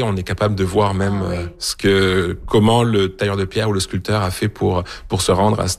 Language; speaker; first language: French; native; French